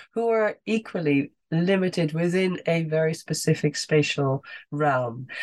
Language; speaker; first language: English; non-native, fluent; Dutch